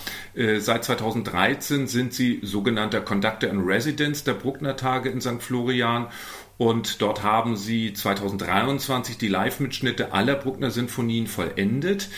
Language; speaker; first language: German; native; German